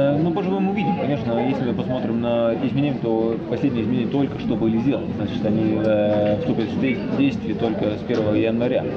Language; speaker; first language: Russian; non-native, local second language; Estonian